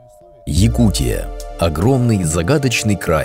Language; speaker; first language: Russian; native; Russian